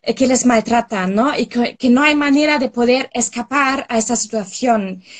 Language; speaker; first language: Spanish; non-native, fluent; German